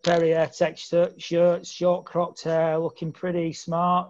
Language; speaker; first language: English; native; English